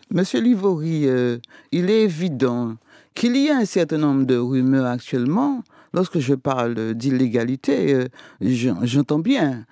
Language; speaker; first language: French; native; French